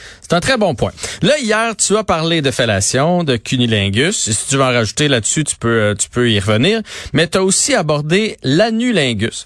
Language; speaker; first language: French; native; French